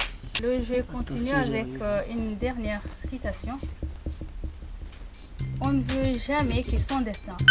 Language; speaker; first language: French; non-native, local second language; Comorian